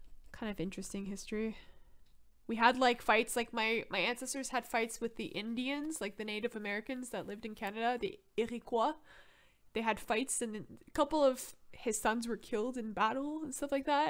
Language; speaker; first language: English; non-native, local second language; French